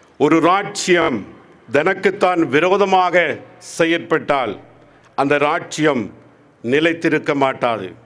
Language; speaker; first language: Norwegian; non-native, fluent; Tamil